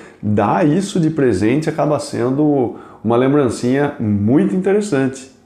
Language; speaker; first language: Portuguese; native; Portuguese